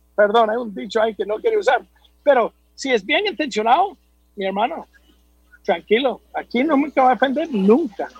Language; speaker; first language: Spanish; non-native, fluent; English